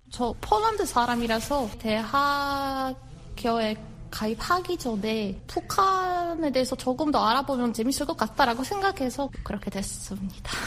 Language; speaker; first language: Korean; non-native, fluent; Polish